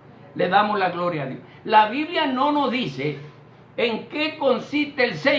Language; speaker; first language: Spanish; native; Spanish